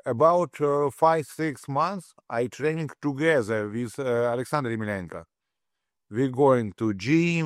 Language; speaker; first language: English; non-native, learner; Russian